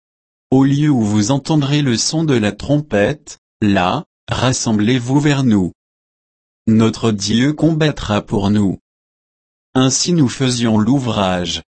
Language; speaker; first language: French; native; French